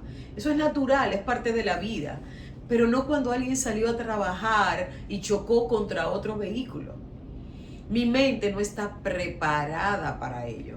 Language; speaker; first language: Spanish; native; Spanish